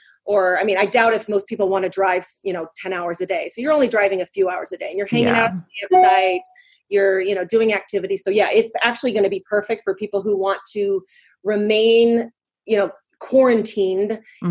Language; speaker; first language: English; native; English